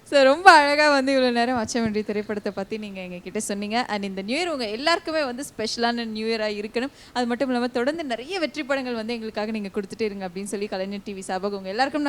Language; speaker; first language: Tamil; native; Tamil